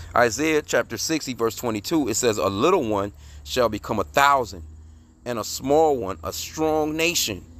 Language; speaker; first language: English; native; English